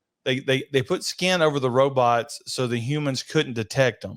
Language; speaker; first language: English; native; English